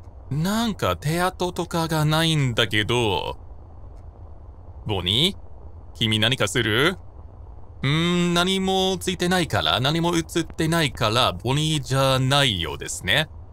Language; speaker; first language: Japanese; non-native, fluent; English